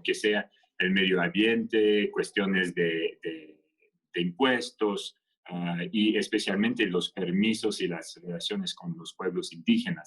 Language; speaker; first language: Spanish; non-native, fluent; French